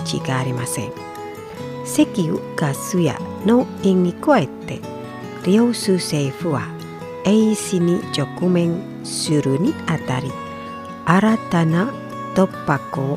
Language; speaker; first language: Japanese; non-native, fluent; Indonesian